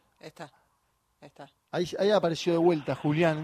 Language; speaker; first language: Spanish; native; Spanish